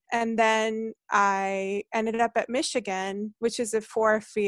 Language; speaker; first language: English; non-native, fluent; Hungarian